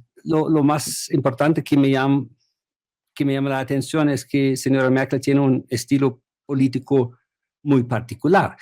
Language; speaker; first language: Spanish; non-native, fluent; German